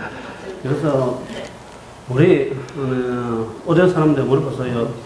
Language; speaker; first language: Korean; non-native, learner; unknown